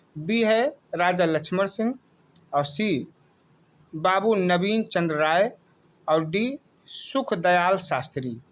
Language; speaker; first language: Hindi; native; Hindi